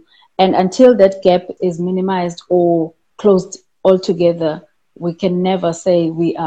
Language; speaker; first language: English; non-native, local second language; Xhosa